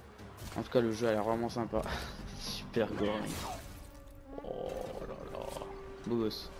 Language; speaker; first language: French; native; French